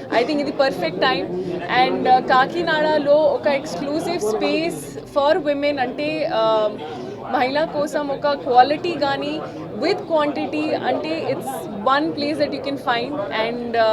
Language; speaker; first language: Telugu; non-native, fluent; Hindi